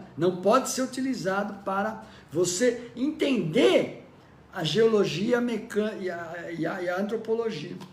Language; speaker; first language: Portuguese; native; Portuguese